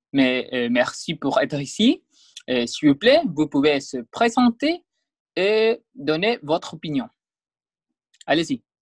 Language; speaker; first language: French; non-native, learner; Spanish